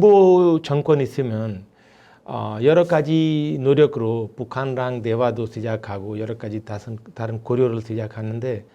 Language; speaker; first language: Korean; non-native, fluent; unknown